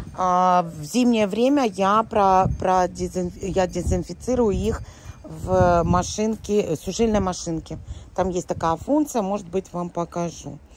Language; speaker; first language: Russian; native; Russian